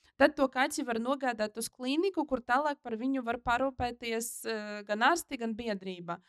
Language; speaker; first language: Latvian; non-native, local second language; Russian